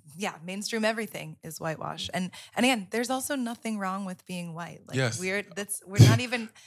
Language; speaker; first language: English; native; English